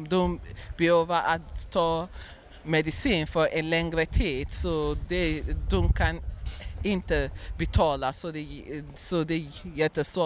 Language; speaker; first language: Swedish; non-native, learner; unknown